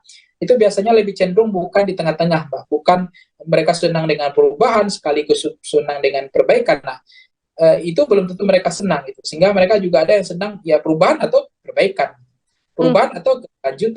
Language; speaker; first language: Indonesian; native; Indonesian